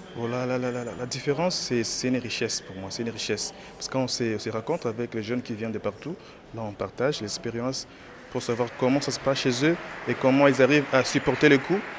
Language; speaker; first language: French; non-native, local second language; Swahili